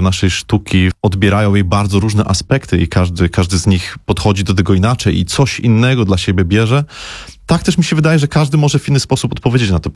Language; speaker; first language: Polish; native; Polish